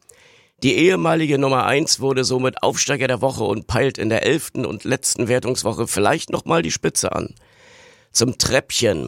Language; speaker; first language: German; native; German